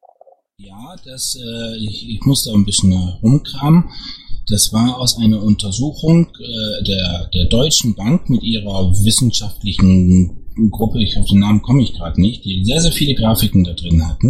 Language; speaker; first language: German; native; German